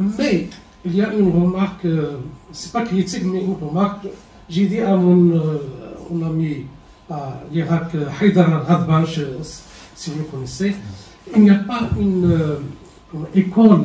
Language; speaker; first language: French; non-native, learner; Arabic